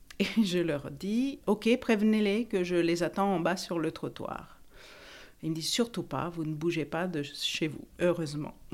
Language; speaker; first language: French; non-native, fluent; Italian